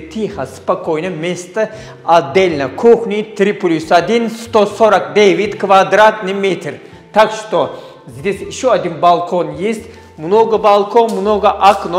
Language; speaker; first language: Russian; non-native, learner; Turkish